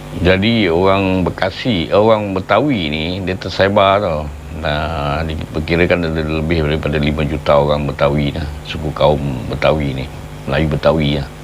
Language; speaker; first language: Malay; native; Malay